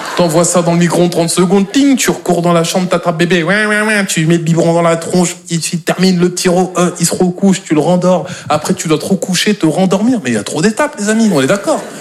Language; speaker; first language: French; native; French